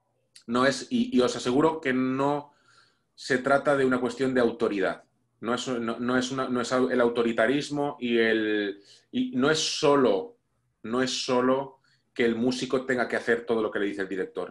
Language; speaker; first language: Spanish; native; Spanish